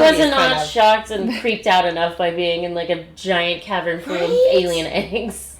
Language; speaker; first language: English; native; English